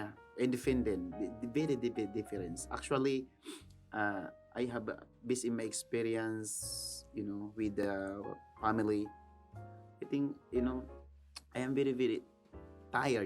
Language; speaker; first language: English; non-native, learner; Filipino